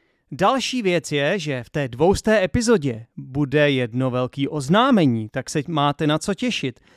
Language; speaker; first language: Czech; native; Czech